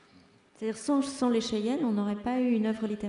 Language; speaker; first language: French; native; French